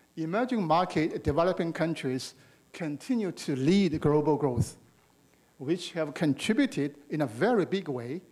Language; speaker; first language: English; non-native, fluent; Chinese